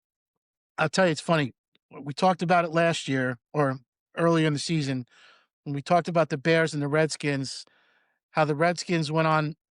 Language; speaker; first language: English; native; English